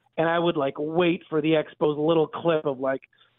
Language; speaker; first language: English; native; English